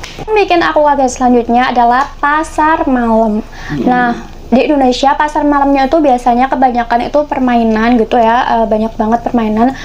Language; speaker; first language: Indonesian; native; Indonesian